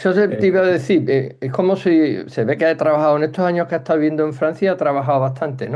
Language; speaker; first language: Spanish; native; Spanish